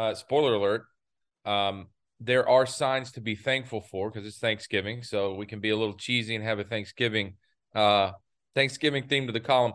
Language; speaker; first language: English; native; English